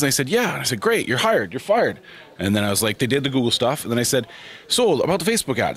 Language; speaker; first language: English; native; English